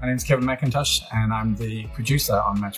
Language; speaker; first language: English; native; English